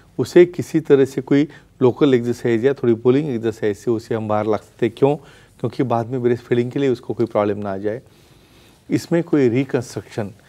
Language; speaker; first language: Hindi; non-native, local second language; Marathi